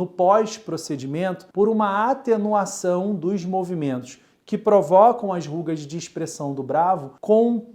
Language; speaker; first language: Portuguese; native; Portuguese